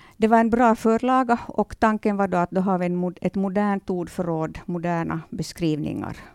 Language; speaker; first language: Swedish; native; Swedish